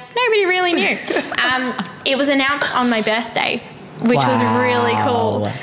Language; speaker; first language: English; native; English